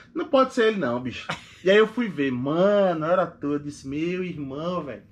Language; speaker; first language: Portuguese; native; Portuguese